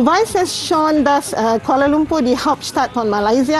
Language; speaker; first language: German; non-native, fluent; Malay